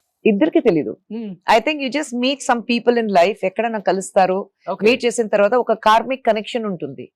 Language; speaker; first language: Telugu; non-native, fluent; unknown